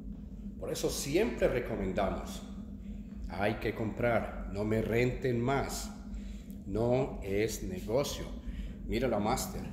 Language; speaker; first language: Spanish; native; Spanish